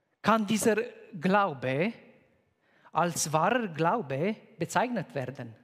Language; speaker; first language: German; non-native, fluent; Romanian